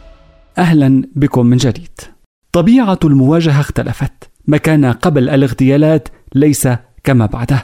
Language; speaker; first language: Arabic; native; Arabic